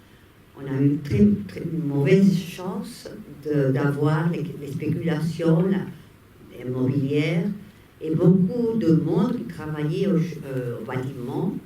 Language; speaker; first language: French; non-native, fluent; Spanish